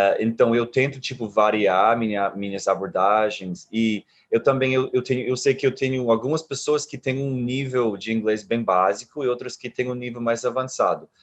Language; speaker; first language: Portuguese; non-native, fluent; English